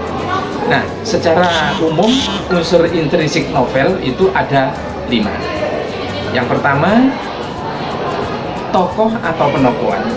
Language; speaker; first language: Indonesian; native; Indonesian